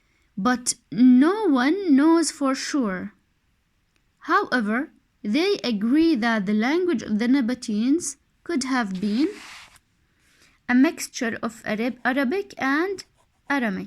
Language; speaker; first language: English; non-native, fluent; Arabic